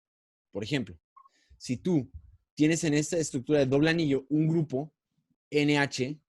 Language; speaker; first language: Spanish; native; Spanish